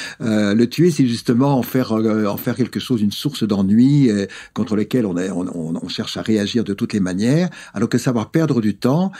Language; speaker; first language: French; native; French